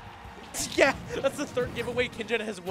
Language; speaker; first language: English; native; English